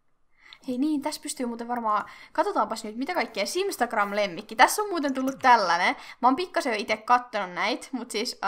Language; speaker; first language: Finnish; native; Finnish